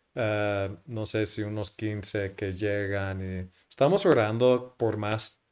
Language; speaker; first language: Spanish; non-native, fluent; English